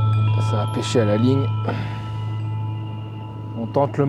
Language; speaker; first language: French; native; French